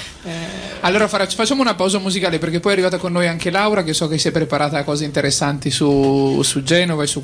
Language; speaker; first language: Italian; native; Italian